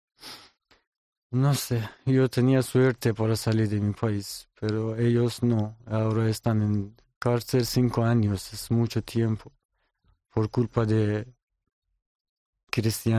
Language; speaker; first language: Spanish; non-native, learner; Persian